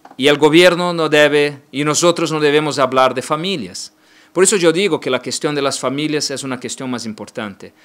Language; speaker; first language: Spanish; non-native, learner; Portuguese